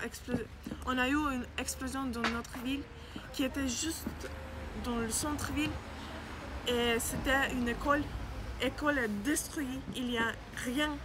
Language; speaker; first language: French; non-native, learner; Ukrainian